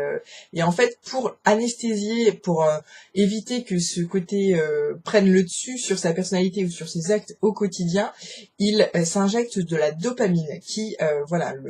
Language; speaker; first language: French; native; French